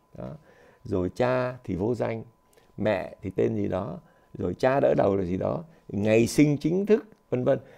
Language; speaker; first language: Vietnamese; native; Vietnamese